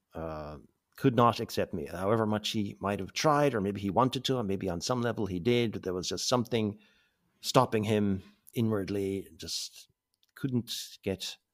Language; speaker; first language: English; native; English